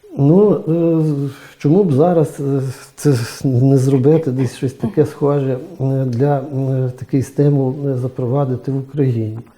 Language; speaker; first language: Ukrainian; native; Ukrainian